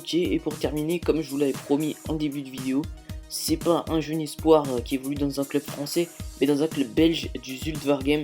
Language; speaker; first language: French; native; French